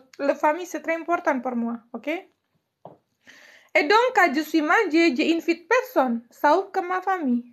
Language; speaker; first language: French; non-native, learner; Indonesian